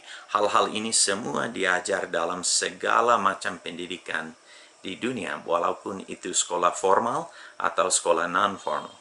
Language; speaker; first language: Indonesian; non-native, fluent; English